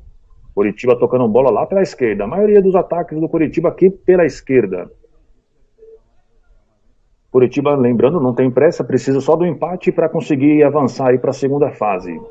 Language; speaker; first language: Portuguese; native; Portuguese